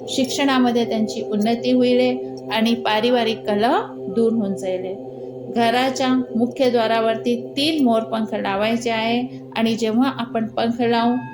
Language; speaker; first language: Marathi; non-native, local second language; Hindi